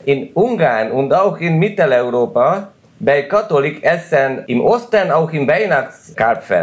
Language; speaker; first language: German; non-native, learner; Hungarian